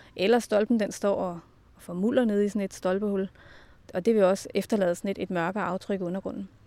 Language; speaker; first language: Danish; native; Danish